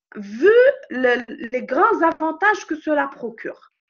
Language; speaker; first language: French; non-native, local second language; Arabic